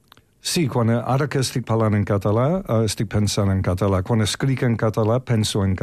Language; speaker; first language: Catalan; non-native, fluent; English